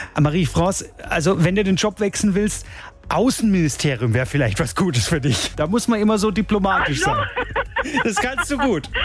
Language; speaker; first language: German; native; German